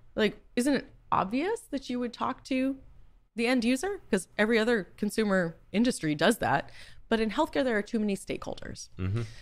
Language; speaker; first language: English; native; English